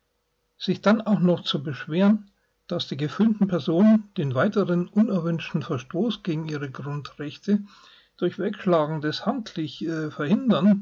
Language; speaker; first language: German; native; German